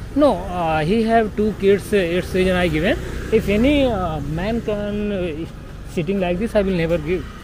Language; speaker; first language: English; non-native, learner; Hindi